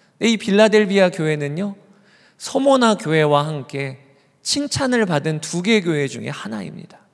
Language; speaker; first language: Korean; native; Korean